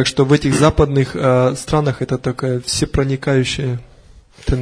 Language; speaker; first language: Russian; native; Russian